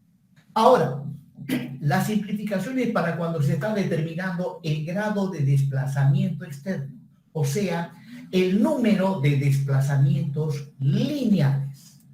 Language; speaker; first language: Spanish; native; Spanish